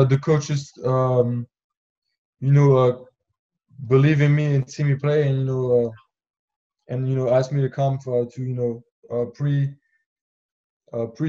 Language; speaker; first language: English; non-native, fluent; French